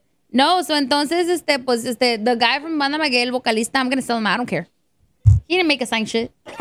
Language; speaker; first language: English; early bilingual, other home language; Spanish